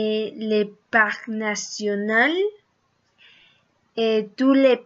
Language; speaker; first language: French; non-native, learner; Spanish